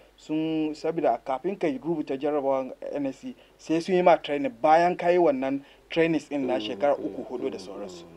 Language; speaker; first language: Hausa; native; Hausa